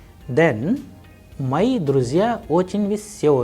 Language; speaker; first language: Russian; non-native, fluent; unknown